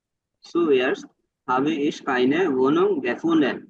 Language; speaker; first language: German; non-native, learner; Bangla